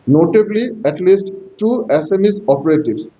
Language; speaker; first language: English; non-native, local second language; Assamese